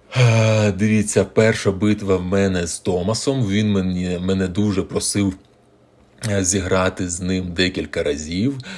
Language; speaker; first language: Ukrainian; non-native, local second language; Russian